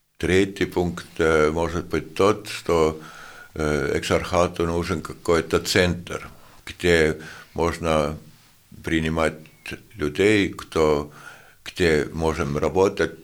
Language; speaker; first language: Russian; non-native, fluent; Estonian